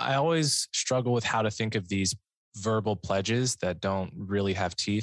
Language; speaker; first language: English; native; English